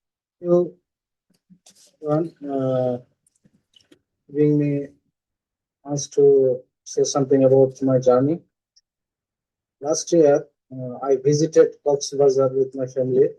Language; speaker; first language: English; non-native, learner; Bangla